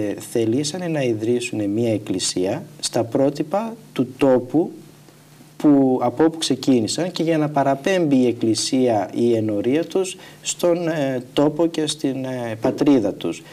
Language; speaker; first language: Greek; native; Greek